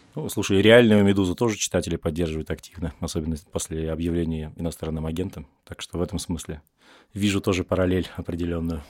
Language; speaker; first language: Russian; native; Russian